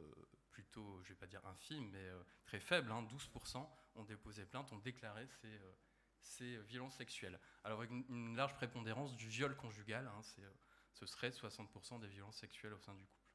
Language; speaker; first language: French; native; French